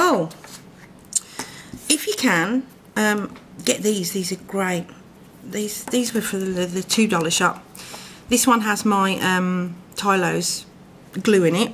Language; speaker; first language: English; native; English